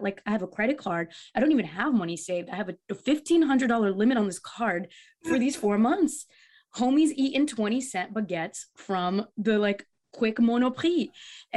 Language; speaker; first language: English; early bilingual, other home language; Portuguese